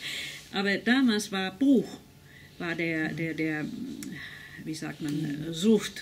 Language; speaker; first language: German; non-native, fluent; Finnish